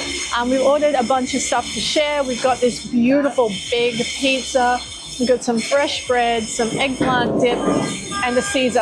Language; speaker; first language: English; native; English